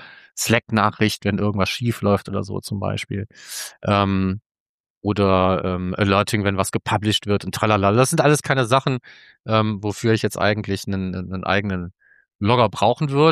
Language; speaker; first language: German; native; German